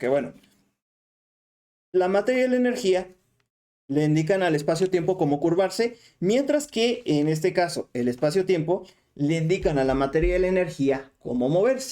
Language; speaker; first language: Spanish; native; Spanish